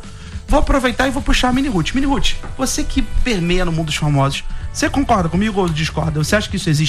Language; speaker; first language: Portuguese; native; Portuguese